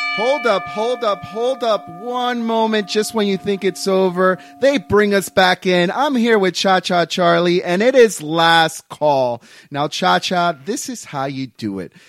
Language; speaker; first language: English; native; English